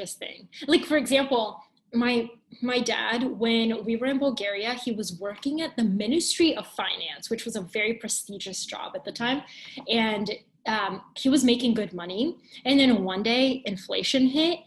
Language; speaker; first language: English; early bilingual, other home language; Bulgarian